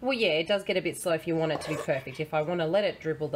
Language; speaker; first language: English; native; English